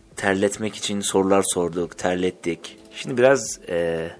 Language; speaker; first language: Turkish; native; Turkish